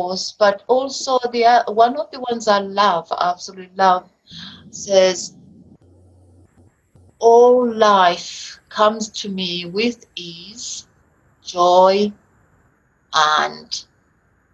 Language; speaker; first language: English; native; English